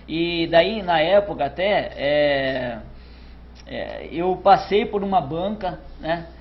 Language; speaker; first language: Portuguese; native; Portuguese